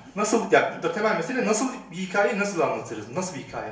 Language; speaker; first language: Turkish; native; Turkish